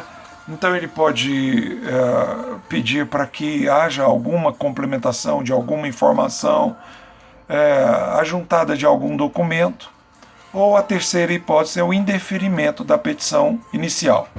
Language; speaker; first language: Portuguese; native; Portuguese